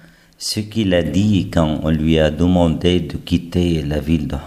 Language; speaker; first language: French; non-native, fluent; Arabic